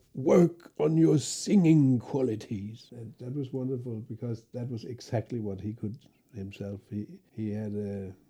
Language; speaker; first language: English; non-native, fluent; Danish